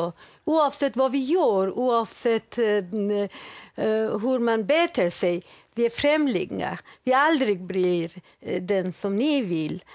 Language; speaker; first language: Swedish; non-native, fluent; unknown